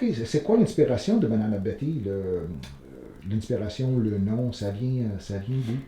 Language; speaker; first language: French; non-native, learner; English